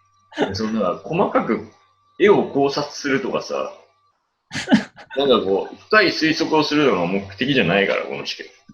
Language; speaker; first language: Japanese; native; Japanese